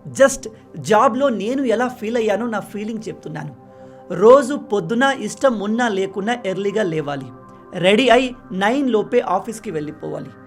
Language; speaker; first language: Telugu; non-native, local second language; Lambadi